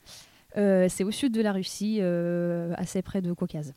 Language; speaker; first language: French; non-native, fluent; Russian